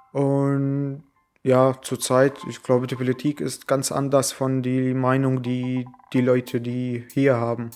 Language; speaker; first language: German; non-native, learner; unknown